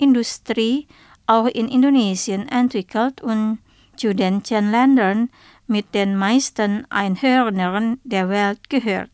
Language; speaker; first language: German; non-native, fluent; Indonesian